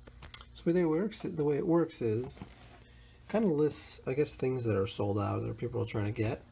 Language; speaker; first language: English; native; English